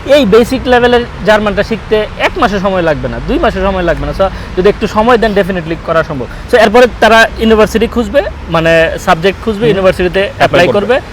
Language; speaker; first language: Bangla; native; Bangla